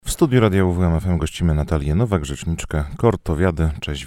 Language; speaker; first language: Polish; native; Polish